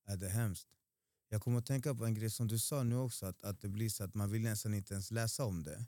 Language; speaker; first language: Swedish; early bilingual, other home language; Spanish